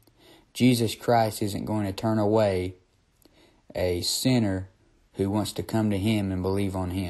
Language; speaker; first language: English; native; English